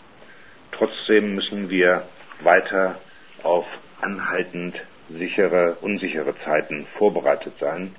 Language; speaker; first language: German; native; German